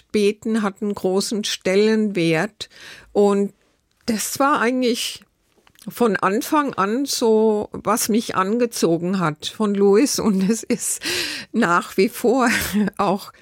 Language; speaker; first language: German; native; German